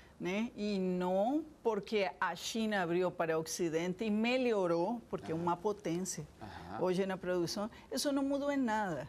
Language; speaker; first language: Portuguese; non-native, fluent; Spanish